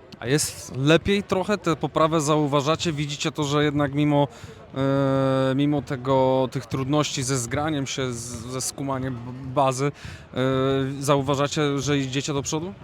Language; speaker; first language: Polish; native; Polish